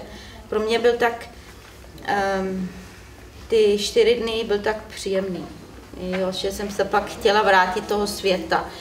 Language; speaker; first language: Czech; non-native, learner; German